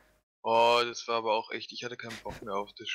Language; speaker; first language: German; native; German